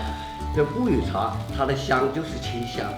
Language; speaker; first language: Chinese; native; Chinese